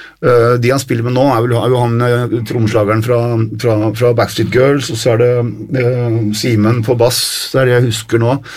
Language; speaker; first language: Norwegian; native; Norwegian